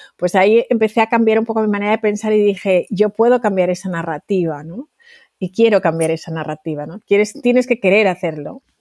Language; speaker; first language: Spanish; native; Spanish